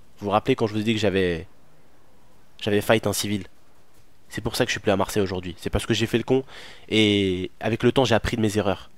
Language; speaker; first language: French; early bilingual, other home language; Arabic